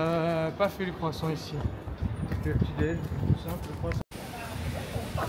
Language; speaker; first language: French; native; French